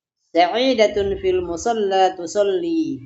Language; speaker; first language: Arabic; non-native, fluent; Indonesian